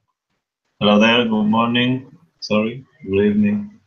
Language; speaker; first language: English; non-native, fluent; Spanish